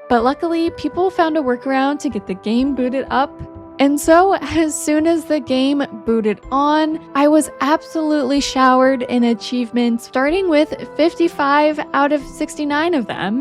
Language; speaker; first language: English; native; English